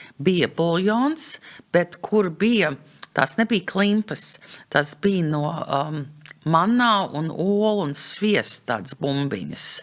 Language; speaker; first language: Latvian; early bilingual, heritage; English